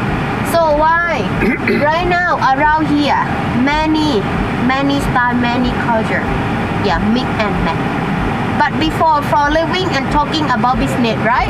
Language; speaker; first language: English; non-native, learner; Thai